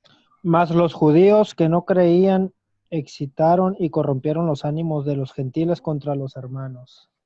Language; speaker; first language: Spanish; native; Spanish